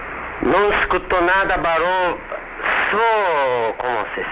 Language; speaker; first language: Portuguese; non-native, learner; Japanese